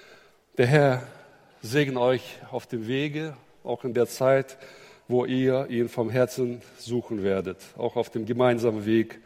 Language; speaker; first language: German; native; German